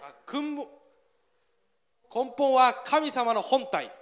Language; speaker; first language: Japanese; non-native, fluent; Korean